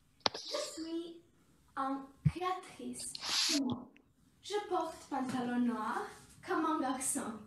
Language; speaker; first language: French; non-native, learner; Croatian